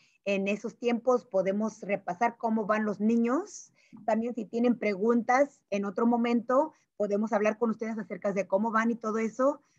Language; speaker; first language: Spanish; early bilingual, heritage; Spanish